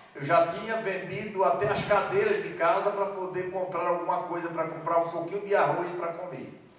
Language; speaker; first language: Portuguese; non-native, fluent; Malagasy